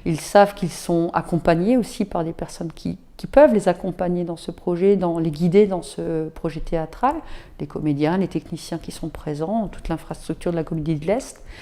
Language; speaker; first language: French; native; French